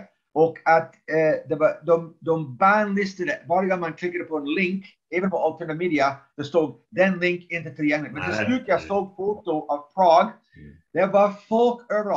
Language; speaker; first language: Swedish; non-native, fluent; English